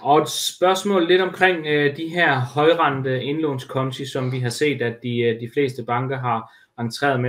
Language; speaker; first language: Danish; native; Danish